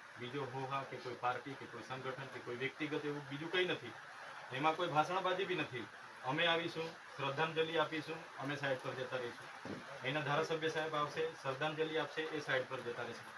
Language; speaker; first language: Gujarati; non-native, local second language; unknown